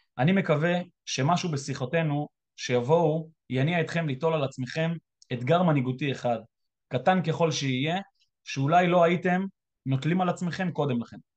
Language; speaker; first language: Hebrew; native; Hebrew